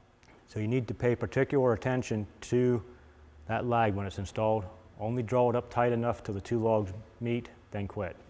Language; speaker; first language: English; native; English